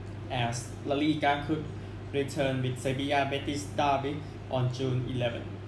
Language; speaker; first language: English; non-native, fluent; Thai